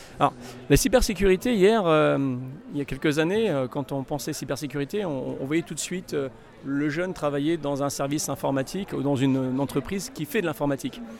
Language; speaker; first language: French; native; French